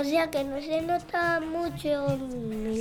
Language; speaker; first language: Spanish; native; Spanish